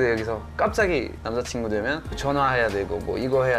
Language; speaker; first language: Korean; non-native, local second language; French